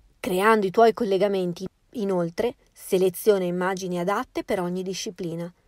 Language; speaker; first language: Italian; native; Italian